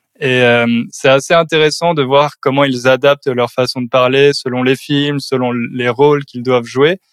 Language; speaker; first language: French; native; French